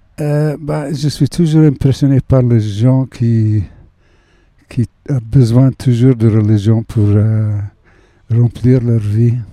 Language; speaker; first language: French; non-native, fluent; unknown